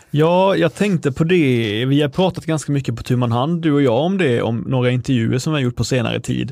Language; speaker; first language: Swedish; native; Swedish